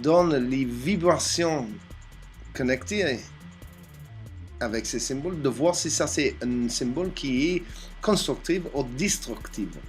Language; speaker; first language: French; non-native, fluent; English